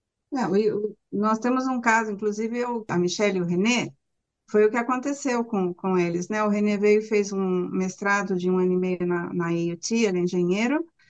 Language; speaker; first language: Portuguese; native; Portuguese